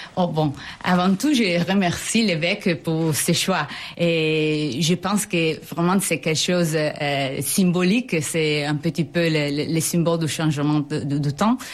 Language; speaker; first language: French; non-native, fluent; Italian